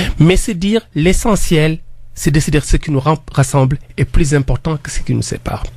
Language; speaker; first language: French; non-native, local second language; Wolof